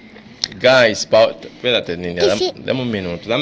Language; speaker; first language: Spanish; non-native, fluent; Haitian Creole